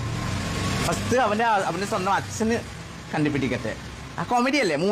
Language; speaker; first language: Malayalam; non-native, local second language; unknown